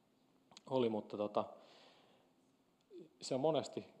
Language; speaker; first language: Finnish; native; Finnish